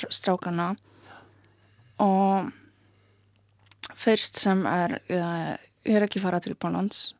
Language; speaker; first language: Icelandic; non-native, learner; Polish